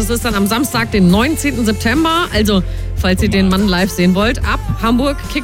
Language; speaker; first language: German; native; German